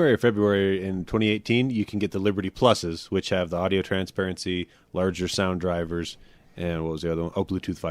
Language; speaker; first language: English; native; English